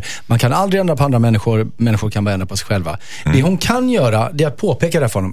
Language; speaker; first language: Swedish; native; Swedish